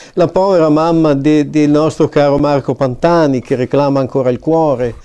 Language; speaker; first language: Italian; native; Italian